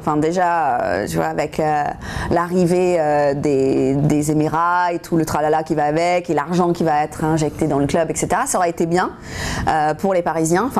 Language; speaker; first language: French; non-native, fluent; English